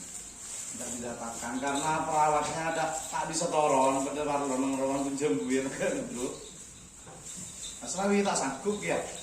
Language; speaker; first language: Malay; non-native, local second language; Madurese